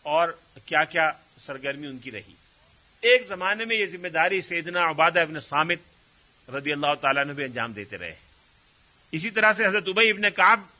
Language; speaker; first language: Urdu; native; Urdu